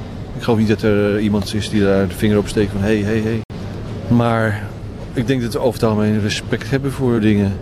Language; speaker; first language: Dutch; native; Dutch